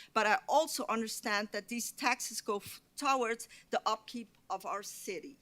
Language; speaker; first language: English; non-native, fluent; Dutch